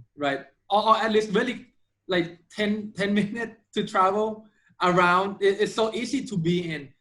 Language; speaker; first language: English; non-native, fluent; Thai